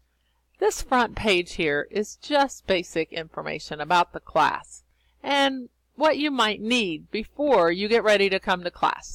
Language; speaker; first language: English; native; English